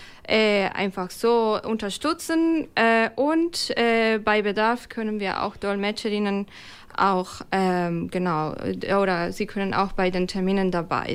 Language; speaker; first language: German; non-native, fluent; Spanish